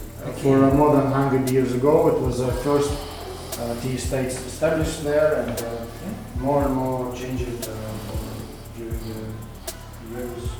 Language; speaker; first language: English; non-native, learner; Russian